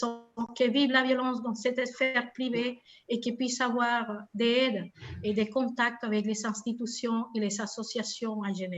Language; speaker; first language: French; non-native, fluent; Spanish